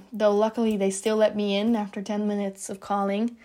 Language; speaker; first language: English; non-native, fluent; Dutch